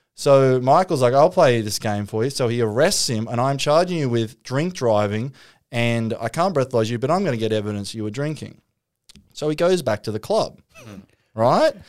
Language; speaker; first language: English; native; English